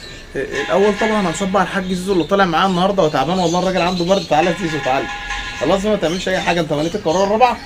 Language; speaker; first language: Arabic; native; Arabic